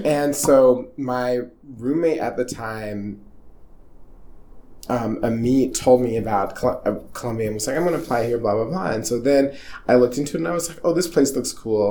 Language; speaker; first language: English; native; English